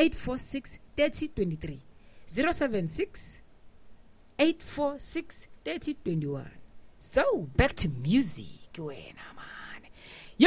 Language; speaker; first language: English; non-native, local second language; Zulu